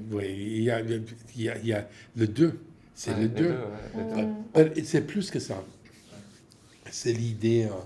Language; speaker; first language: French; non-native, fluent; English